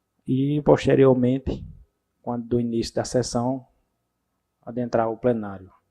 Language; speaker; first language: Portuguese; native; Portuguese